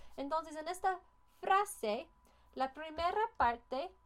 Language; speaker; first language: Spanish; non-native, fluent; English